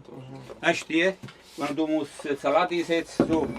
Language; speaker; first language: German; non-native, local second language; Italian